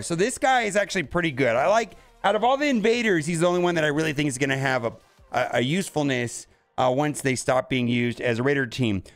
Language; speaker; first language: English; native; English